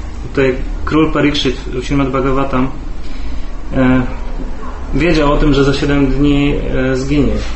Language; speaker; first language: Polish; native; Polish